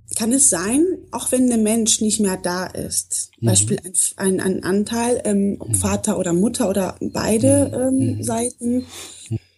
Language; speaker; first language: German; native; German